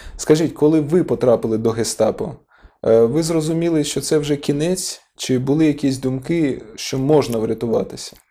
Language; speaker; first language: Ukrainian; non-native, local second language; Russian